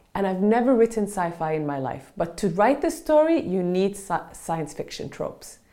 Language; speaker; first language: English; non-native, fluent; Arabic